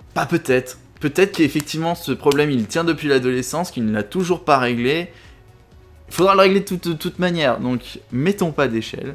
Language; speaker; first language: French; native; French